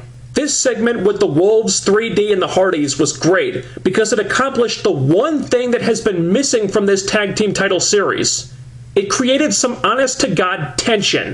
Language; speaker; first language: English; native; English